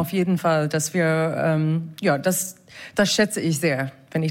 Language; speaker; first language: German; non-native, fluent; English